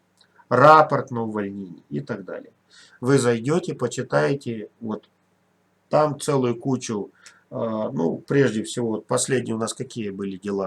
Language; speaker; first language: Russian; native; Russian